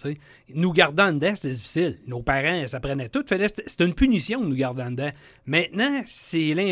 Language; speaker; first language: French; native; French